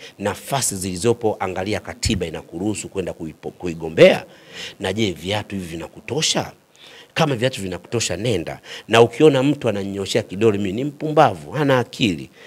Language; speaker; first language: Swahili; native; Swahili